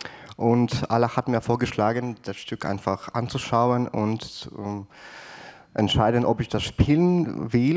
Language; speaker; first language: German; non-native, fluent; Ukrainian